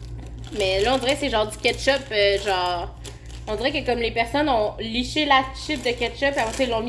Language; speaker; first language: French; native; French